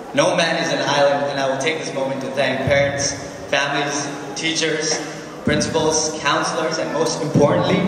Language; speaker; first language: English; non-native, local second language; Nepali